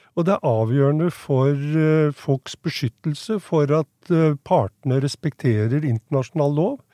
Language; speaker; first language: Norwegian; native; Norwegian